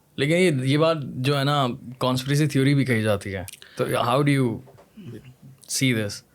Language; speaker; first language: Urdu; native; Urdu